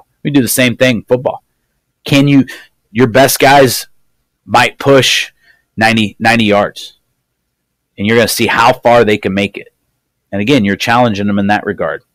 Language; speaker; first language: English; native; English